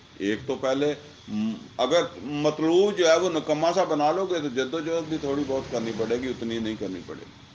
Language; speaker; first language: Urdu; non-native, local second language; Punjabi